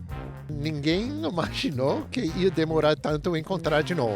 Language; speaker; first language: Portuguese; non-native, fluent; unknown